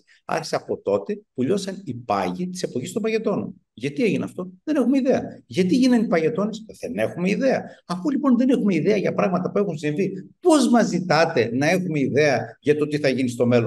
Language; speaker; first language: Greek; native; Greek